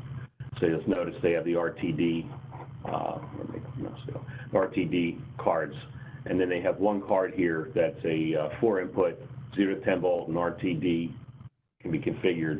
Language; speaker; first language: English; native; English